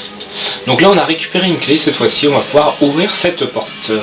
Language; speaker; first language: French; native; French